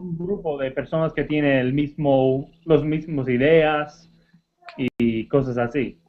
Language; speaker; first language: Spanish; non-native, learner; English